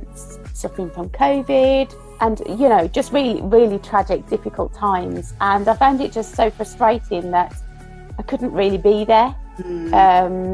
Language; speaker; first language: English; native; English